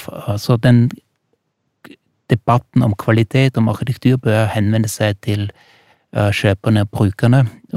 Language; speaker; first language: Norwegian; non-native, fluent; German